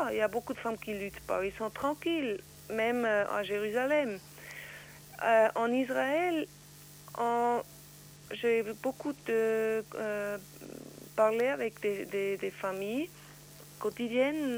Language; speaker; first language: French; non-native, learner; Swiss German